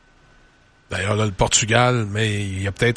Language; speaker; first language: French; native; French